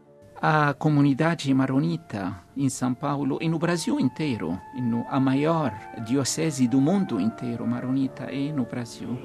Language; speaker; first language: Portuguese; non-native, fluent; Arabic